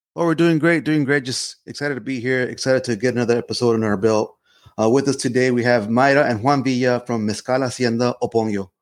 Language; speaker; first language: English; early bilingual, other home language; Spanish